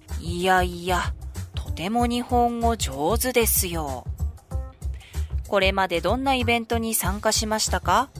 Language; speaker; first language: Japanese; native; Japanese